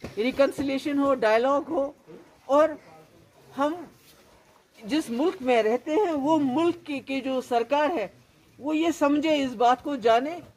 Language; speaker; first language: Urdu; non-native, local second language; Kashmiri